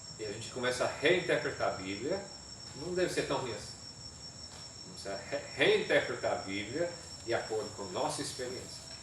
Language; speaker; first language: Portuguese; non-native, fluent; English